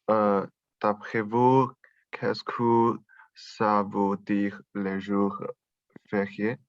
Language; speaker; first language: French; non-native, learner; Chinese